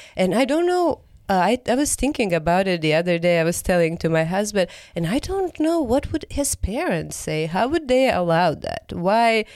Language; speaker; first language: English; non-native, fluent; Croatian